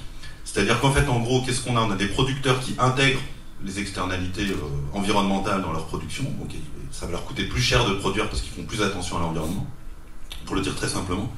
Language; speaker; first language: French; native; French